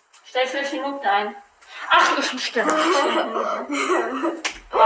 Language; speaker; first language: German; early bilingual, other home language; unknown